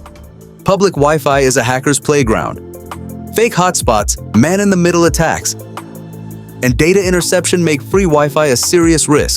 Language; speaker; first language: English; native; English